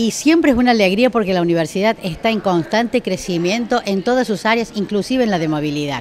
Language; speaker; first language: Spanish; native; Spanish